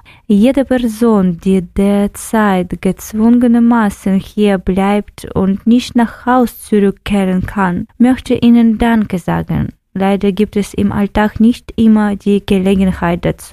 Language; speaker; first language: German; non-native, fluent; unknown